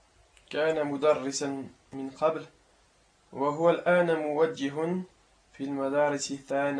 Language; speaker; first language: Arabic; non-native, learner; French